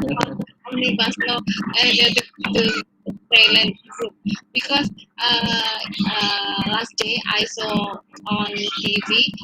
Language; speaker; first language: English; non-native, fluent; Indonesian